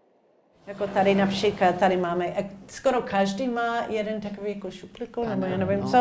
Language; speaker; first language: Czech; non-native, learner; English